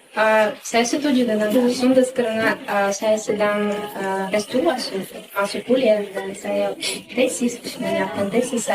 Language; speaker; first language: Indonesian; non-native, fluent; Russian